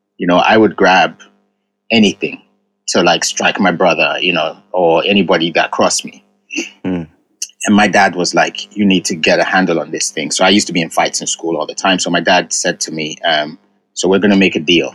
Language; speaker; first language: English; non-native, local second language; Ga